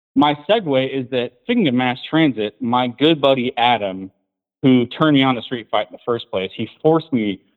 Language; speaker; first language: English; native; English